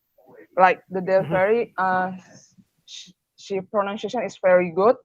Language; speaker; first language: English; non-native, learner; Indonesian